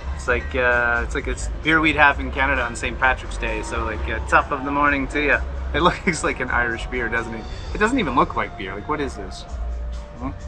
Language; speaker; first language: English; native; English